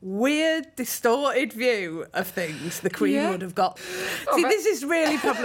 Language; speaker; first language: English; native; English